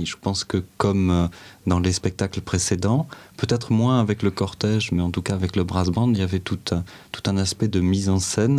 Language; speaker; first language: French; native; French